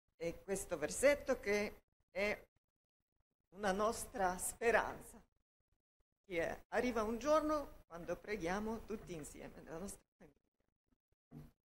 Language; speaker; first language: Italian; non-native, learner; Ukrainian